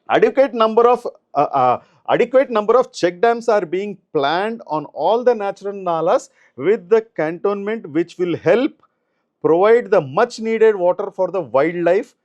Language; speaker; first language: English; non-native, local second language; Telugu